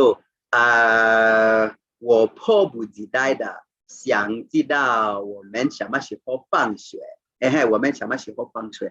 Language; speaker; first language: Chinese; non-native, fluent; Swahili